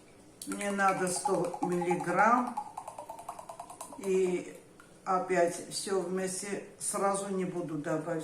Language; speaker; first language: Russian; non-native, fluent; Armenian